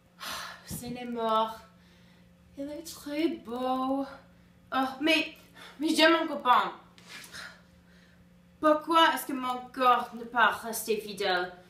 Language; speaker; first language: French; non-native, learner; English